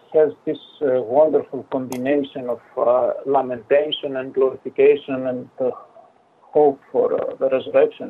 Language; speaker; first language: English; non-native, fluent; Greek